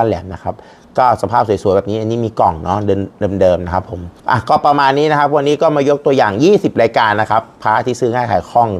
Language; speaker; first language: Thai; native; Thai